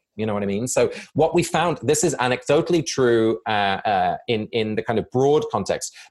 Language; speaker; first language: English; native; English